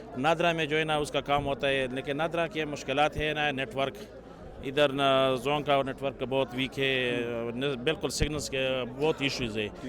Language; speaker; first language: Urdu; non-native, local second language; Pashto